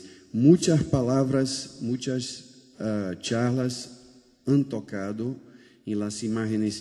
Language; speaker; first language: Spanish; non-native, fluent; Portuguese